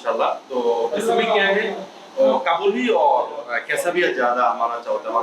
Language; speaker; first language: Hindi; non-native, fluent; Bangla